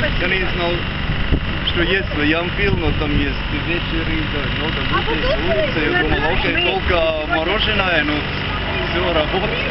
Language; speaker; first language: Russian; non-native, learner; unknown